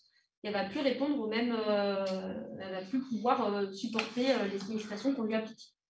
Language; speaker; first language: French; native; French